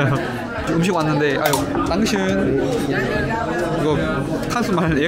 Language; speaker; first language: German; non-native, learner; Korean